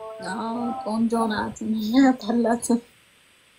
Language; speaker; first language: Amharic; native; Amharic